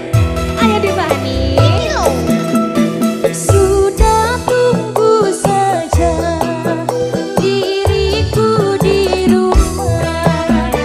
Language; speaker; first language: Indonesian; native; Indonesian